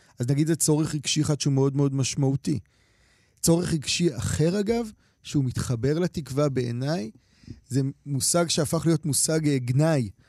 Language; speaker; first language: Hebrew; native; Hebrew